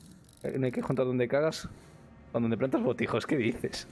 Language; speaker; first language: Spanish; native; Spanish